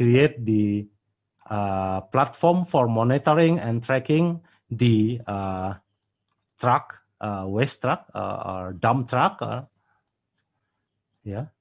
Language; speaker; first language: English; non-native, fluent; Indonesian